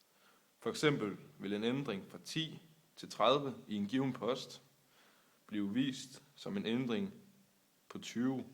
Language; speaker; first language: Danish; native; Danish